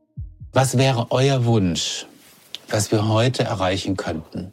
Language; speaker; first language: German; native; German